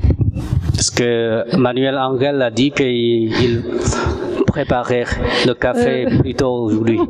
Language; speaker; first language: French; non-native, fluent; Vietnamese